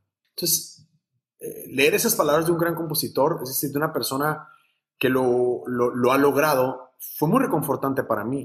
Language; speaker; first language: Spanish; native; Spanish